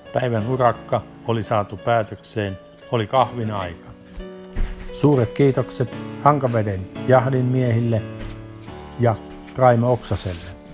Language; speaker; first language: Finnish; native; Finnish